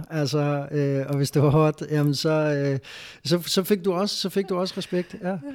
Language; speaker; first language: Danish; early bilingual, other home language; Spanish